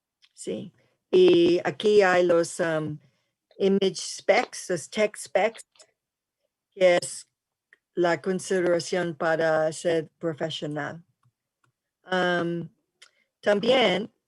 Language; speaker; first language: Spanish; early bilingual, heritage; English